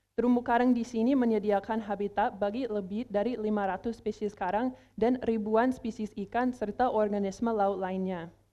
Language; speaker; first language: Indonesian; non-native, fluent; English